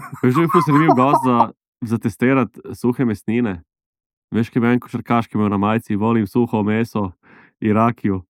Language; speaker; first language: Slovenian; native; Slovenian